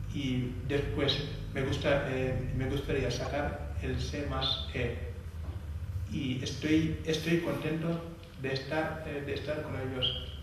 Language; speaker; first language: Spanish; non-native, fluent; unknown